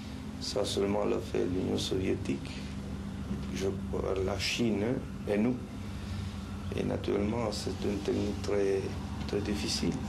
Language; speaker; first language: French; non-native, fluent; Spanish